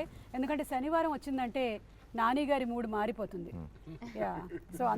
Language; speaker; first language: Telugu; native; Telugu